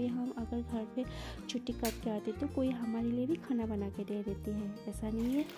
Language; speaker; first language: Hindi; non-native, local second language; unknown